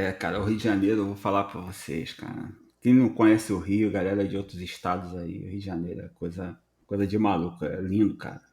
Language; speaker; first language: Portuguese; native; Portuguese